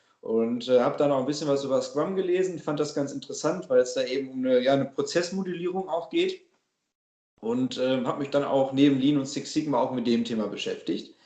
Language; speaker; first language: German; native; German